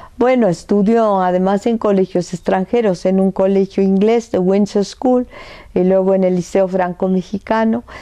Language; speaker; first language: Spanish; early bilingual, other home language; French